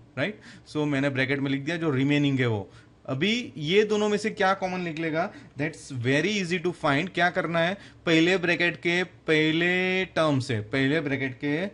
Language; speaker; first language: Hindi; non-native, local second language; Gujarati